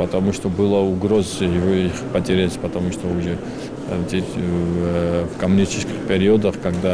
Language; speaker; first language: Russian; non-native, fluent; Georgian